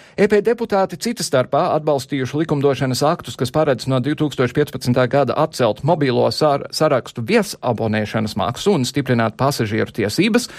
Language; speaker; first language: Latvian; early bilingual, heritage; Latvian